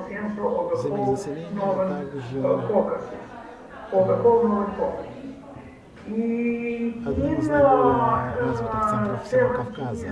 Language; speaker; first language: Russian; non-native, local second language; Azerbaijani